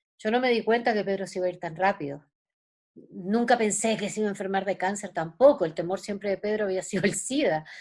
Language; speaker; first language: Spanish; native; Spanish